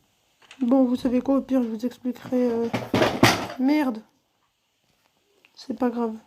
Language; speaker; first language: French; native; French